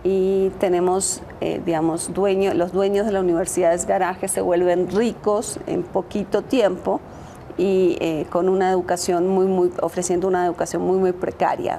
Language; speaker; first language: Spanish; native; Spanish